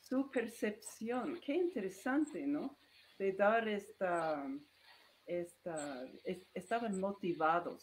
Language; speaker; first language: Spanish; non-native, fluent; English